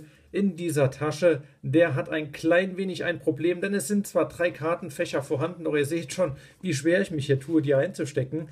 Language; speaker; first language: German; native; German